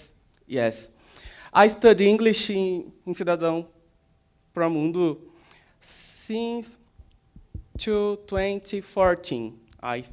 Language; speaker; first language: English; non-native, learner; Portuguese